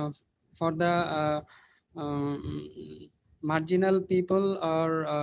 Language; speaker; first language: English; non-native, learner; Bangla